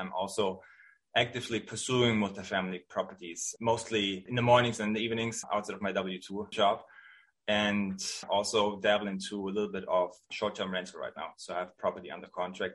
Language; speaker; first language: English; non-native, fluent; German